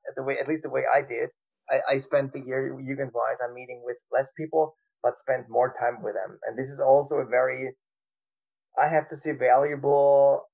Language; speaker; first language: English; non-native, fluent; German